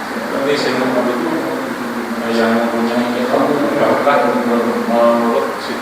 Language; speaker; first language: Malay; non-native, local second language; Javanese